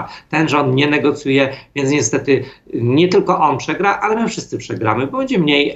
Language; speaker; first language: Polish; native; Polish